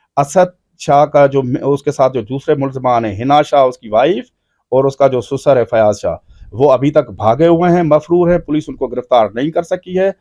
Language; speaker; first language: Urdu; non-native, local second language; Sindhi